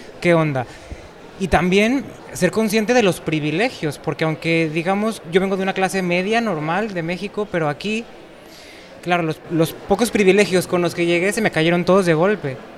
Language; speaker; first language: Spanish; native; Spanish